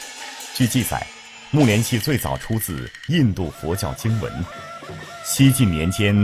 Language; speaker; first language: Chinese; native; Chinese